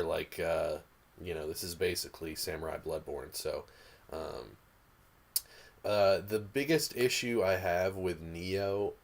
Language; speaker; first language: English; native; English